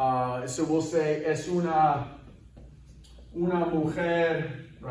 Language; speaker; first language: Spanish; non-native, fluent; English